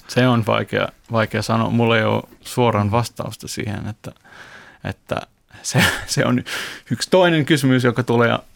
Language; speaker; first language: Finnish; non-native, fluent; English